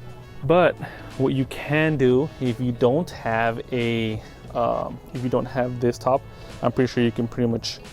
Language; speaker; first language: English; native; English